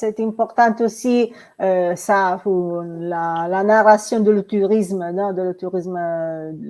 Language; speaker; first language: French; non-native, learner; Italian